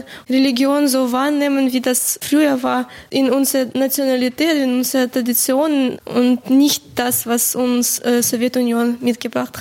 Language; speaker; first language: German; non-native, fluent; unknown